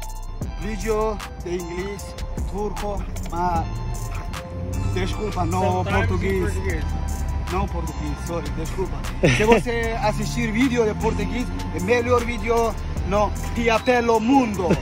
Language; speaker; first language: Portuguese; non-native, learner; Turkish